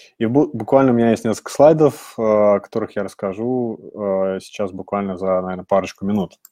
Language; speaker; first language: Russian; native; Russian